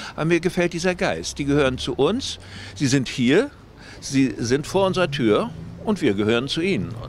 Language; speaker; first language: German; native; German